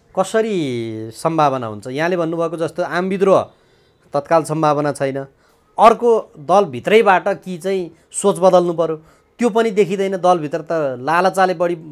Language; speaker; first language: Nepali; native; Nepali